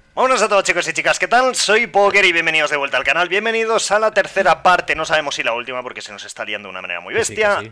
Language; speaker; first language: Spanish; native; Spanish